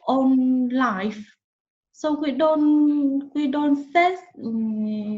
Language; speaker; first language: English; non-native, learner; Vietnamese